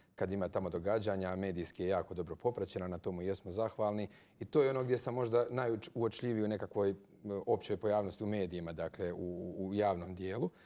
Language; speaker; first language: Croatian; native; Croatian